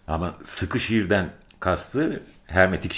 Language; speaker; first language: Turkish; native; Turkish